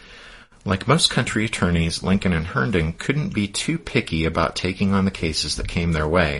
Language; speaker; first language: English; native; English